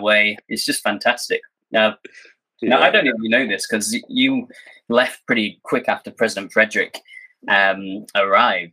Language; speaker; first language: English; native; English